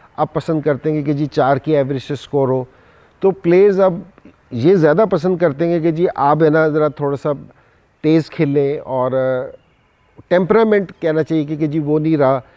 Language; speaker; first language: Urdu; non-native, local second language; Punjabi